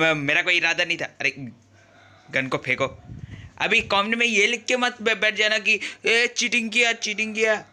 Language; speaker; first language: Hindi; native; Hindi